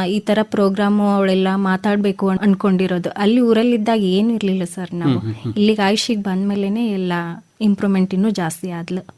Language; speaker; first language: Kannada; native; Kannada